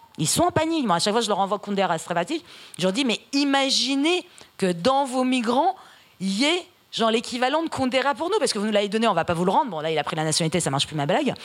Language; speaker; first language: French; early bilingual, other home language; Persian